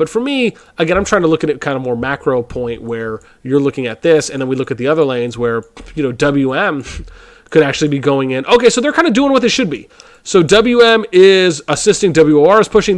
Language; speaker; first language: English; native; English